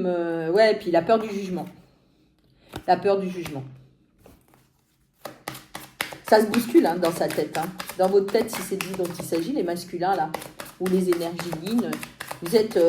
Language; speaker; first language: French; native; French